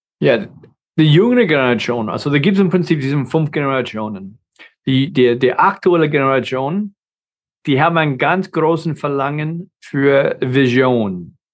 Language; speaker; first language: German; non-native, fluent; English